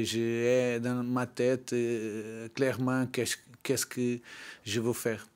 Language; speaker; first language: French; non-native, learner; Portuguese